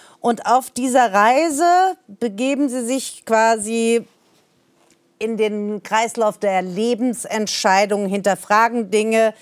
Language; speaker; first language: German; native; German